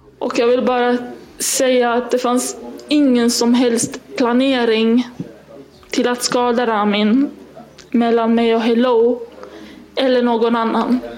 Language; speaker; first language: Swedish; early bilingual, other home language; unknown